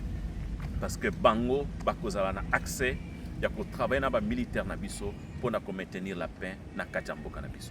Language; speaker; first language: French; non-native, local second language; Lingala